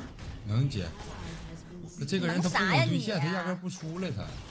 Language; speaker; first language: Chinese; native; Chinese